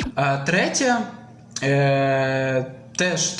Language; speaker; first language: Ukrainian; non-native, local second language; Russian